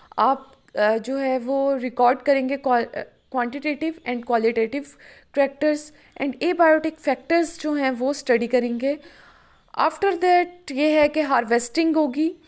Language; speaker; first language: Urdu; non-native, local second language; Punjabi